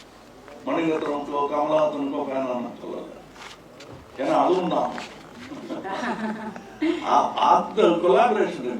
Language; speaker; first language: Tamil; native; Tamil